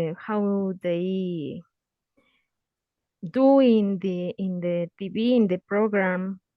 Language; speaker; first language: English; non-native, learner; Spanish